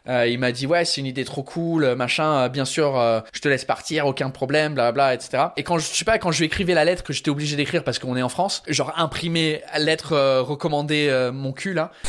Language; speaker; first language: French; early bilingual, other home language; English